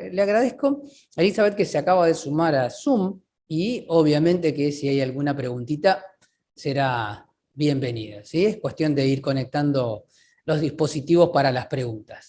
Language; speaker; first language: Spanish; native; Spanish